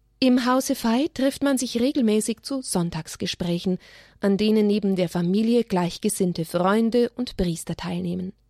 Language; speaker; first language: German; native; German